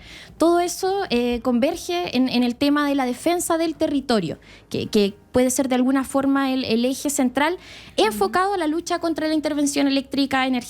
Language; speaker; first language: Spanish; native; Spanish